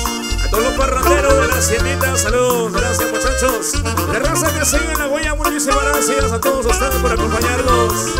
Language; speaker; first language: Spanish; native; Spanish